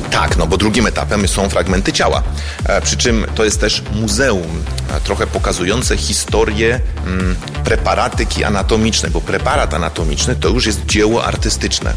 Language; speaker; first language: Polish; native; Polish